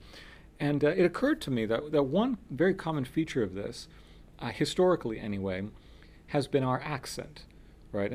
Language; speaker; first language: English; early bilingual, other home language; Spanish